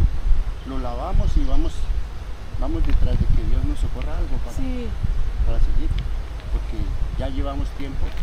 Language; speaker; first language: Spanish; native; Spanish